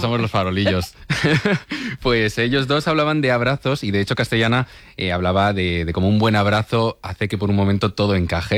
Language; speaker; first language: Spanish; native; Spanish